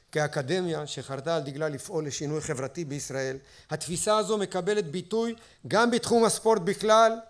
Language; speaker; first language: Hebrew; native; Hebrew